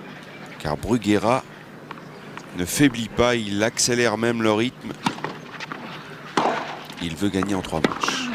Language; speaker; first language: French; native; French